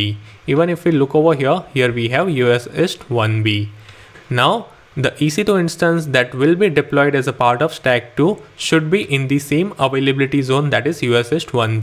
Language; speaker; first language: English; non-native, local second language; Hindi